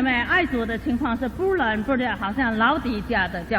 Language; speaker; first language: Chinese; native; Chinese